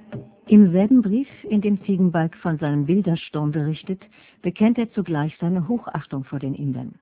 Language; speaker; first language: German; native; German